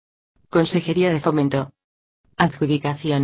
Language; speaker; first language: Spanish; native; Spanish